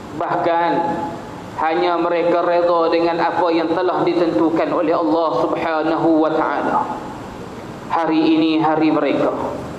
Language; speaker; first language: Malay; native; Malay